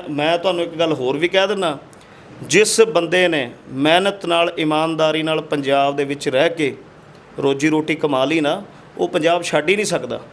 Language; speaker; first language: Punjabi; non-native, local second language; Hindi